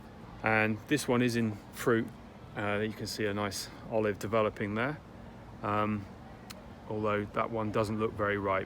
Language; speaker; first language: English; native; English